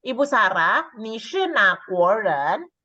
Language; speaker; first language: Chinese; non-native, fluent; Indonesian